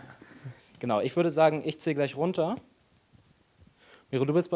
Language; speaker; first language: German; native; German